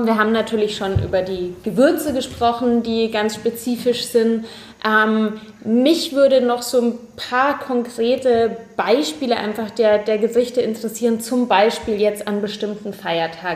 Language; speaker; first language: German; native; German